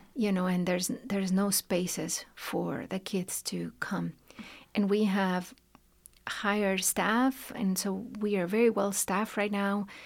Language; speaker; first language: English; non-native, fluent; Spanish